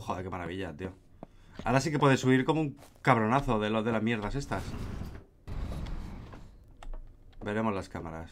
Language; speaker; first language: Spanish; native; Spanish